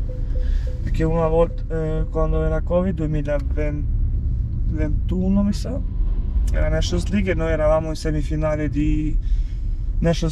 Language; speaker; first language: Italian; non-native, fluent; Albanian